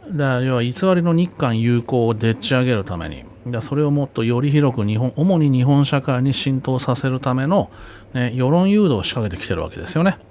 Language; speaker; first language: Japanese; native; Japanese